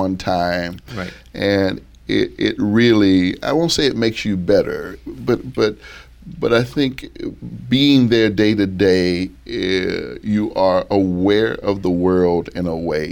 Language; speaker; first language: English; native; English